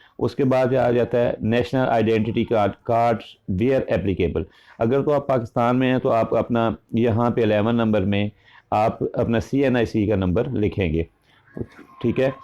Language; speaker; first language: Urdu; non-native, local second language; Punjabi